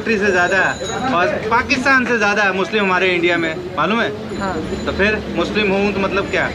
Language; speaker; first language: Hindi; native; Hindi